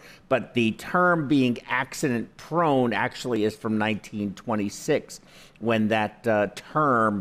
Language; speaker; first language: English; native; English